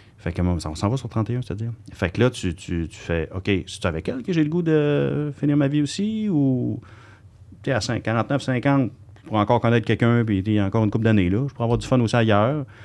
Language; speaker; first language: French; native; French